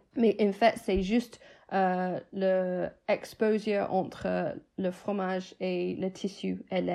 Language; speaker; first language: French; non-native, fluent; English